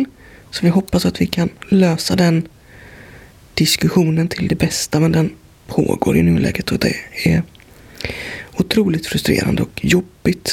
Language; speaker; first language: Swedish; native; Swedish